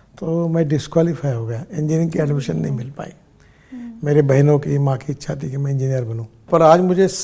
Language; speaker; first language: Hindi; non-native, local second language; Marathi